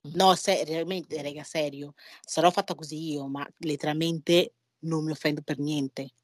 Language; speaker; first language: Italian; native; Italian